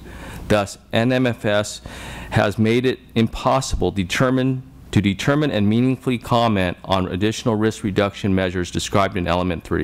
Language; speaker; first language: English; native; English